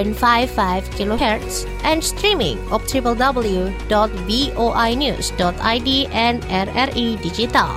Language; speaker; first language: Dutch; non-native, fluent; Indonesian